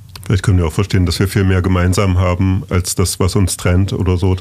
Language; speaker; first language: German; native; German